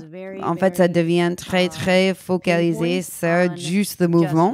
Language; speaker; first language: French; non-native, learner; English